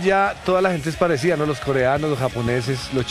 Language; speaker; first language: Spanish; native; Spanish